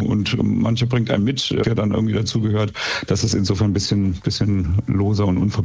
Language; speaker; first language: German; native; German